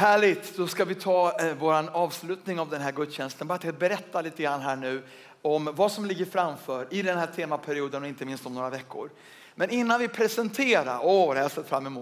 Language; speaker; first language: Swedish; native; Swedish